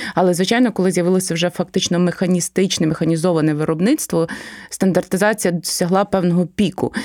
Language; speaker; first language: Ukrainian; native; Ukrainian